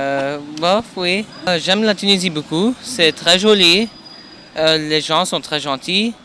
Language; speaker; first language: French; non-native, learner; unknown